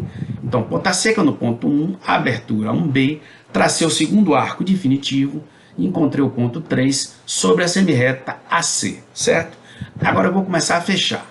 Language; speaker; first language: Portuguese; native; Portuguese